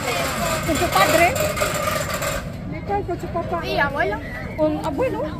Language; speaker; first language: Spanish; non-native, learner; Filipino